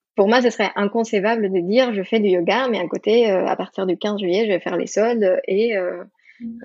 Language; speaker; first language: French; non-native, fluent; Spanish